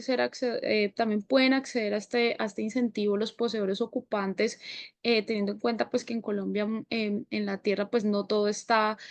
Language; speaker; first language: Spanish; native; Spanish